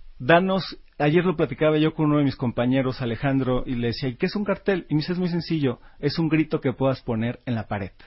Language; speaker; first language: Spanish; native; Spanish